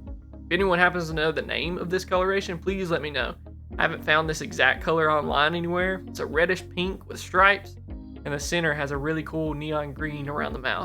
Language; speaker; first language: English; native; English